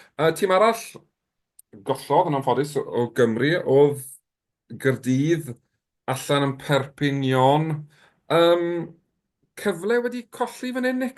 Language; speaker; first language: Welsh; native; Welsh